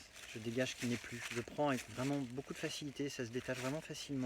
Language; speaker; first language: French; native; French